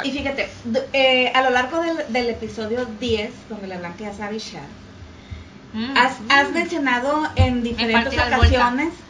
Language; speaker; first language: Spanish; native; Spanish